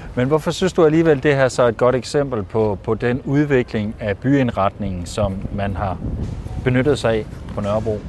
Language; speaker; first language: Danish; native; Danish